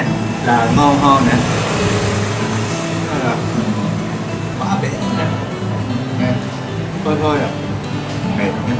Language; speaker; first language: Vietnamese; non-native, learner; Japanese